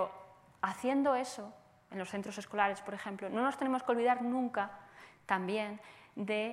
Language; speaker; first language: Spanish; native; Spanish